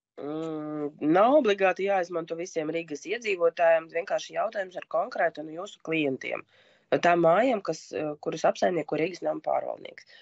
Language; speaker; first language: Latvian; non-native, local second language; Russian